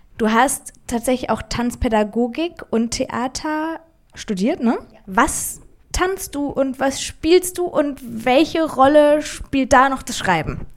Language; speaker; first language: German; native; German